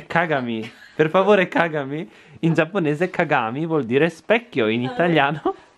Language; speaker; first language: Italian; native; Italian